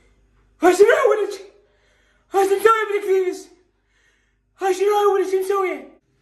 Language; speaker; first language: Arabic; native; Arabic